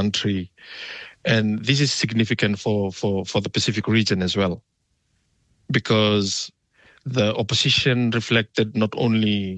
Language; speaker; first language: English; non-native, fluent; Fijian